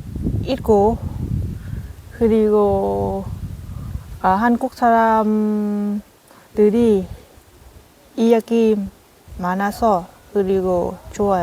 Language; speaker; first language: Korean; non-native, learner; Lao